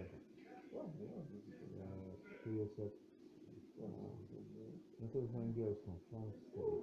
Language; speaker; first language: Polish; non-native, learner; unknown